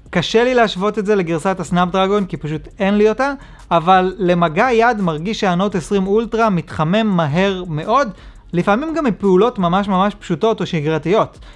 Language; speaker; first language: Hebrew; native; Hebrew